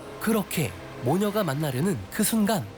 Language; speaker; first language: Korean; native; Korean